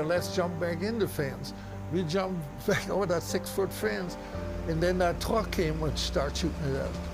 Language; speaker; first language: English; non-native, fluent; German